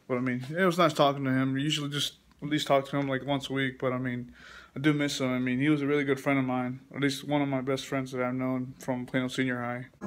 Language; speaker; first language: English; early bilingual, other home language; Spanish